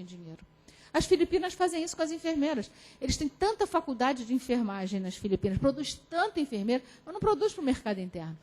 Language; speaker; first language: Portuguese; native; Portuguese